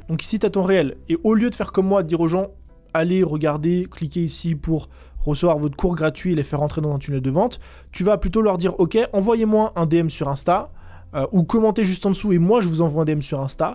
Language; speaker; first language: French; native; French